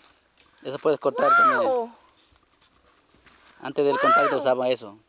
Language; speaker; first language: Spanish; non-native, local second language; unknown